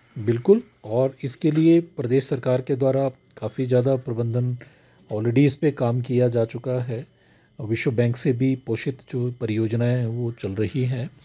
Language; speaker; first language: Hindi; native; Hindi